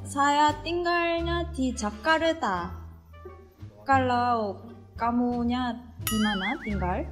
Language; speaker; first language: Indonesian; non-native, fluent; Korean